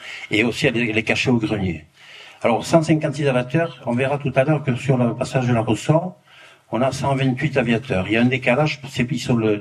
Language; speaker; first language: French; native; French